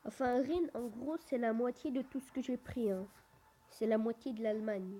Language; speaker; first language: French; native; French